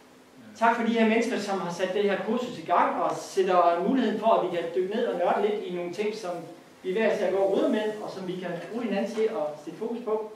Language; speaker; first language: Danish; native; Danish